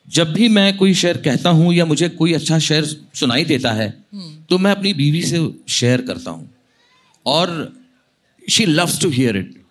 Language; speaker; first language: Hindi; non-native, local second language; Marathi